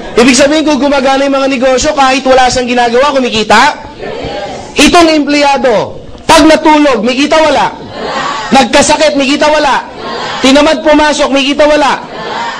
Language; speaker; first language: Filipino; non-native, local second language; Cebuano